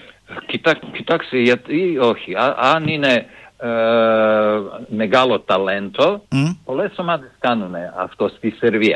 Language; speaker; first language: Greek; non-native, fluent; Serbian